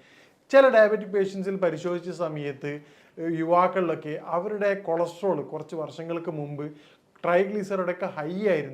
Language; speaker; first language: Malayalam; native; Malayalam